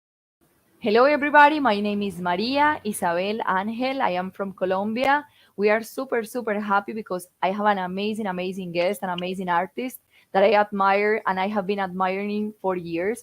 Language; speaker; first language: English; non-native, fluent; Spanish